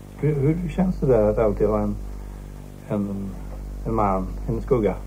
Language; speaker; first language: Swedish; native; Swedish